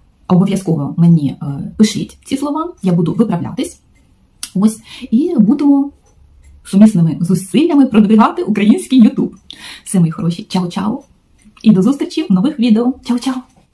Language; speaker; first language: Ukrainian; non-native, local second language; Russian